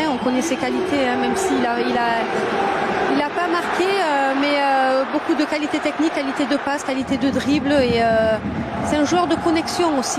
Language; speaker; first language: French; native; French